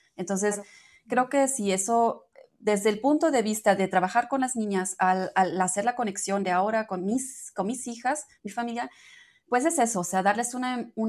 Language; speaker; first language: Spanish; non-native, fluent; German